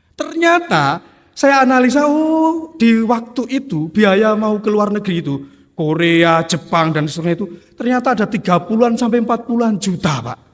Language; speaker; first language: Indonesian; non-native, local second language; Javanese